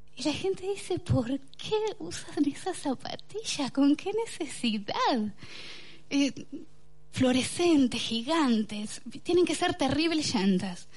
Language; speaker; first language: Spanish; native; Spanish